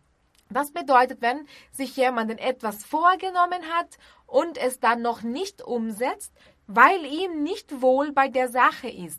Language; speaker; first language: German; non-native, fluent; Portuguese